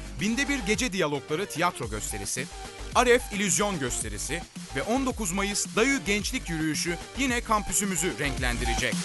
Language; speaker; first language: Turkish; native; Turkish